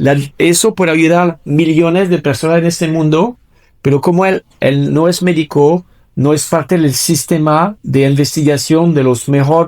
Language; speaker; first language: Spanish; non-native, fluent; French